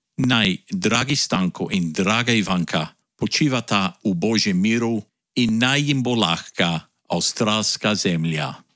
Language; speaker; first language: Slovenian; early bilingual, heritage; Slovenian